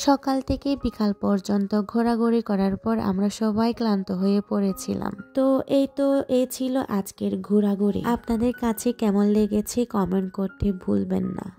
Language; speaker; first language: Bangla; non-native, local second language; Chakma